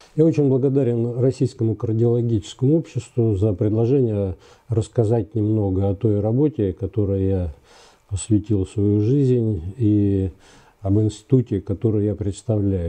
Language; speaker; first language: Russian; native; Russian